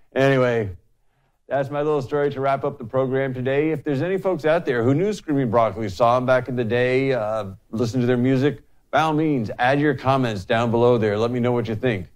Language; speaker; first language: English; native; English